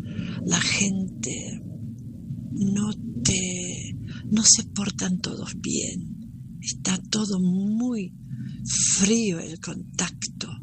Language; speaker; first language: Spanish; non-native, learner; German